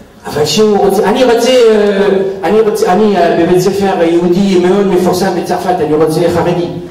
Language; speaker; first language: Hebrew; non-native, fluent; French